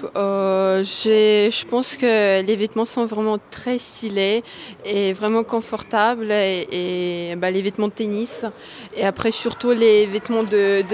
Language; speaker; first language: French; non-native, fluent; Russian